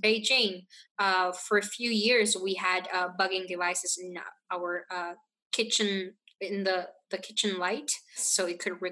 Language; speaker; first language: English; non-native, fluent; Chinese